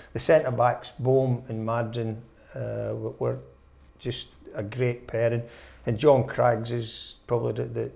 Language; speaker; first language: English; native; English